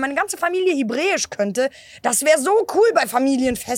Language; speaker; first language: German; native; German